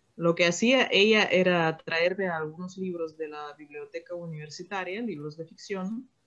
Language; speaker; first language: Spanish; non-native, fluent; Russian